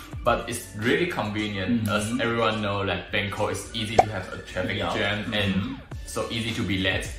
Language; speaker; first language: English; non-native, learner; Chinese